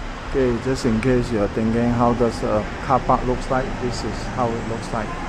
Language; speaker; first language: English; non-native, local second language; Chinese